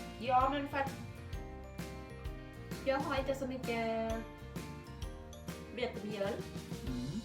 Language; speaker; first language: Swedish; non-native, learner; Thai